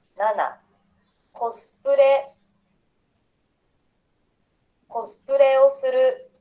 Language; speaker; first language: Japanese; non-native, learner; Indonesian